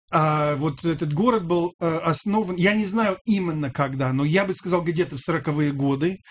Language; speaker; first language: Russian; non-native, fluent; English